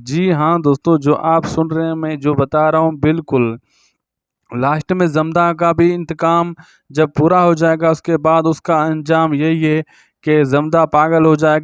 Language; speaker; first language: Hindi; non-native, local second language; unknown